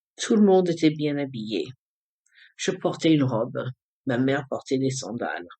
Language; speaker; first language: French; early bilingual, other home language; English